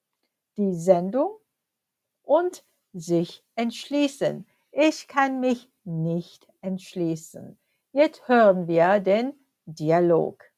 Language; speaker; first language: German; non-native, fluent; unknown